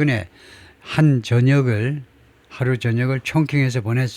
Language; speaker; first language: Korean; native; Korean